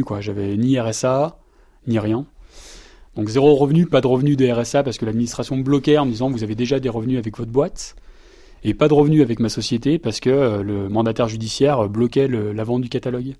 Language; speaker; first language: French; native; French